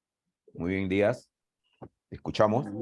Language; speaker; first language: Spanish; native; Spanish